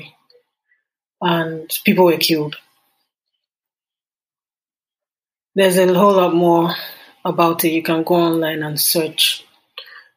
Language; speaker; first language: English; non-native, local second language; Yoruba